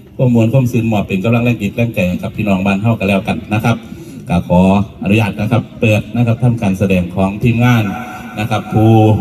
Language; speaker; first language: Thai; native; Thai